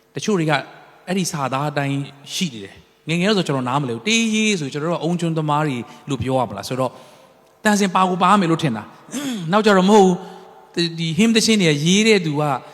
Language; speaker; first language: Burmese; non-native, local second language; Tedim Chin